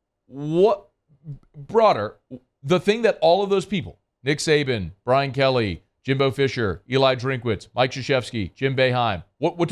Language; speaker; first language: English; native; English